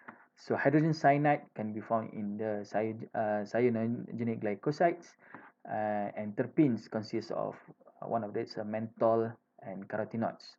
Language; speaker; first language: English; non-native, fluent; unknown